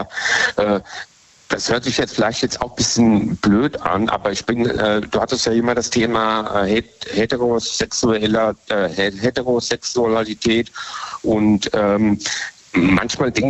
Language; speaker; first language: German; native; German